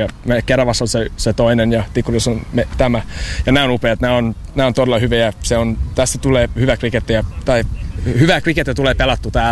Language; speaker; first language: Finnish; non-native, fluent; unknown